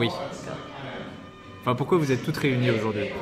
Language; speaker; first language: French; native; French